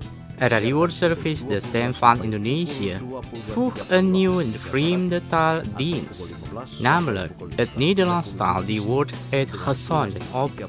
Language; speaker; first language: Dutch; non-native, learner; Indonesian